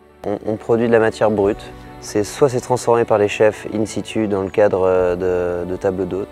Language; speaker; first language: French; native; French